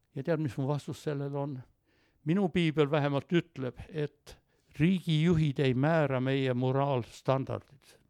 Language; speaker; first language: Estonian; early bilingual, heritage; Estonian